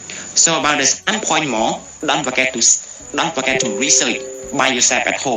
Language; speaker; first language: English; non-native, learner; Khmer